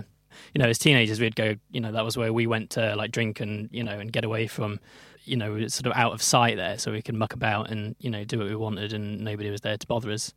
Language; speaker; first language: English; native; English